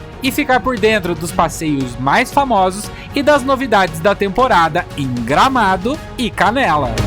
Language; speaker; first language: Portuguese; native; Portuguese